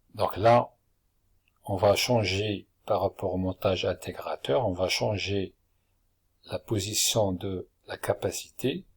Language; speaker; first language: French; non-native, local second language; Arabic